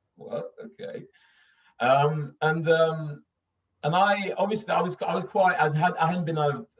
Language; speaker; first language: English; non-native, fluent; Swedish